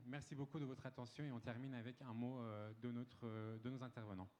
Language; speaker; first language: French; native; French